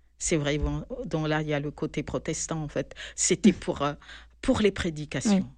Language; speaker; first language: French; non-native, local second language; Malagasy